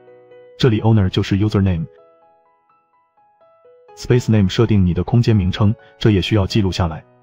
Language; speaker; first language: Chinese; native; Chinese